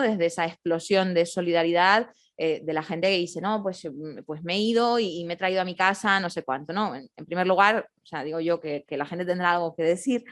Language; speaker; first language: Spanish; native; Spanish